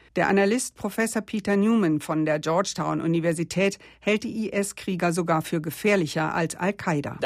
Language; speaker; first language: German; native; German